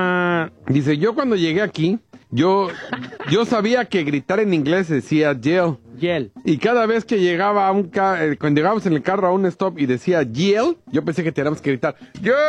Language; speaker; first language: Spanish; native; Spanish